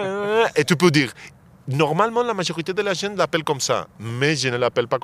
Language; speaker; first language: French; non-native, fluent; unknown